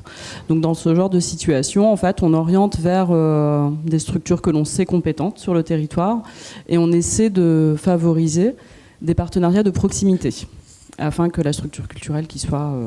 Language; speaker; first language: French; native; French